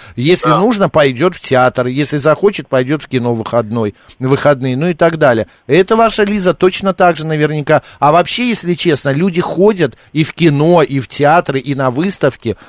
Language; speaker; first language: Russian; native; Russian